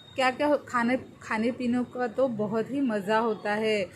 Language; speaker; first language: Hindi; non-native, local second language; Marathi